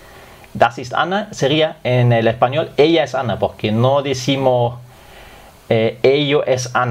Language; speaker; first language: Spanish; non-native, fluent; German